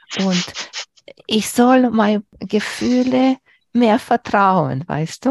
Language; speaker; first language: German; non-native, fluent; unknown